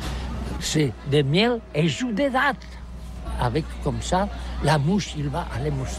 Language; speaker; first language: French; non-native, learner; Catalan